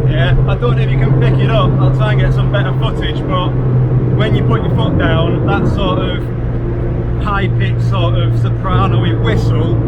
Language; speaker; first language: English; native; English